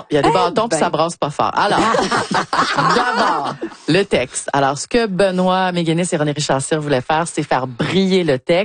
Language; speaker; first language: French; native; French